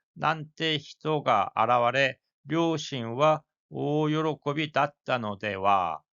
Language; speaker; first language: Japanese; non-native, fluent; Korean